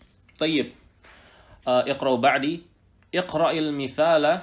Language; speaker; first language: Arabic; non-native, fluent; Indonesian